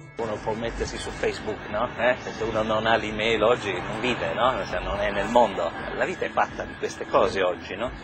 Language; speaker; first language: Italian; early bilingual, heritage; English